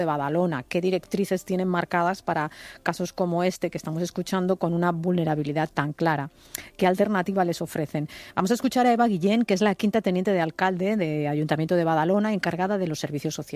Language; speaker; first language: Spanish; native; Spanish